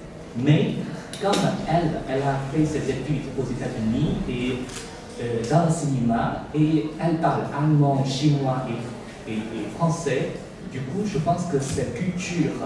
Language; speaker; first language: French; non-native, fluent; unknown